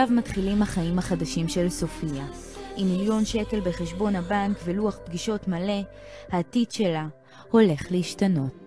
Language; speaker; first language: Hebrew; native; Hebrew